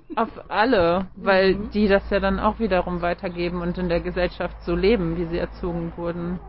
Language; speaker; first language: German; native; German